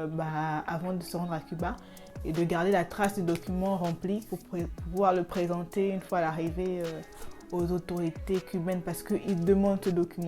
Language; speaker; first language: French; native; French